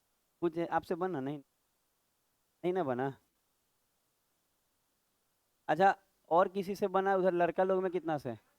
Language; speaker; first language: Hindi; native; Hindi